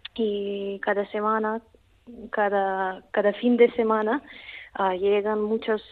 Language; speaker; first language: Spanish; non-native, fluent; Russian